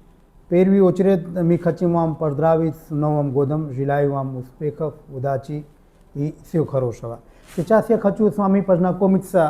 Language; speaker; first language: Russian; non-native, learner; Hindi